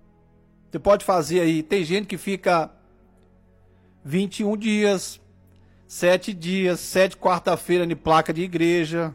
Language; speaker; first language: Portuguese; native; Portuguese